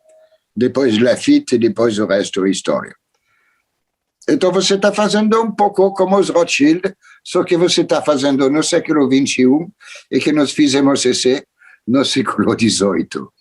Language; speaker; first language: Portuguese; non-native, fluent; French